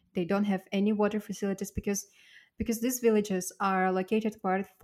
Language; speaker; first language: English; non-native, fluent; Russian